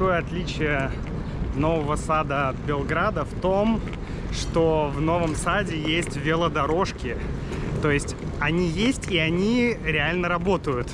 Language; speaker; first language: Russian; native; Russian